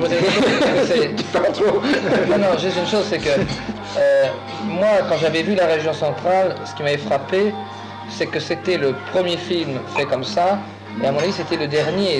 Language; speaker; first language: French; native; French